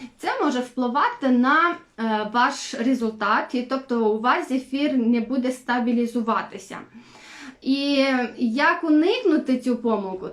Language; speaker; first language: Ukrainian; non-native, local second language; Russian